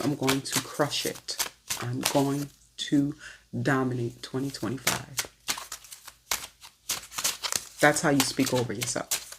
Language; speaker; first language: English; native; English